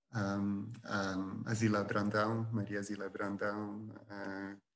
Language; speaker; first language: Portuguese; non-native, fluent; Dutch